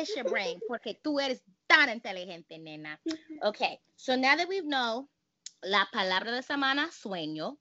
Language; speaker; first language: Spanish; non-native, fluent; English